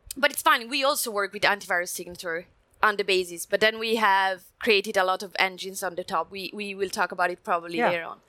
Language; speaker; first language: English; non-native, fluent; Italian